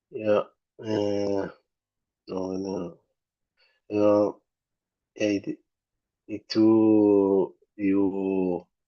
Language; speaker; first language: English; non-native, learner; Portuguese